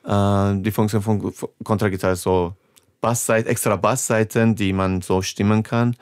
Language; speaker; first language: German; non-native, fluent; Persian